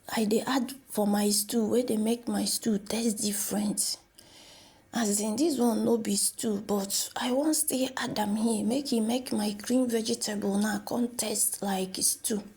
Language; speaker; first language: Nigerian Pidgin; non-native, local second language; Igbo